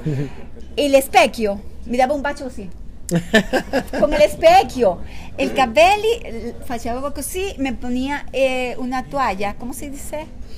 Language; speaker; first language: Italian; non-native, learner; Spanish